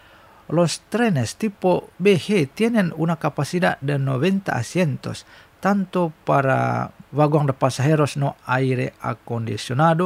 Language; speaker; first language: Spanish; non-native, fluent; Indonesian